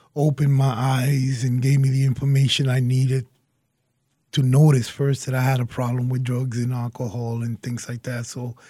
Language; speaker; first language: English; early bilingual, other home language; Spanish